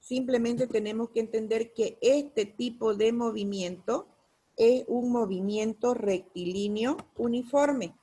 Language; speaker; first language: Spanish; native; Spanish